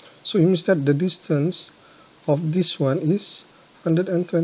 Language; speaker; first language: English; non-native, local second language; Malay